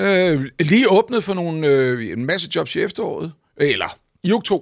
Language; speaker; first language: Danish; native; Danish